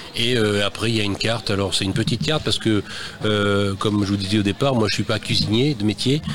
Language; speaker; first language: French; native; French